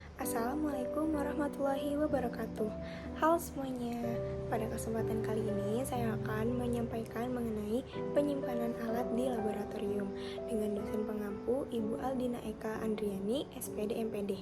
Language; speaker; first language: Malay; native; Malay